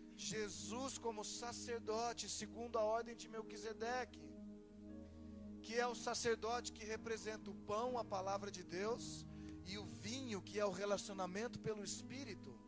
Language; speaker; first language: Portuguese; native; Portuguese